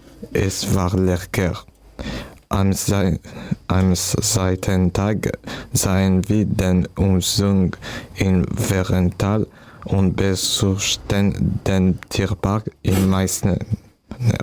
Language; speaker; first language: German; non-native, learner; French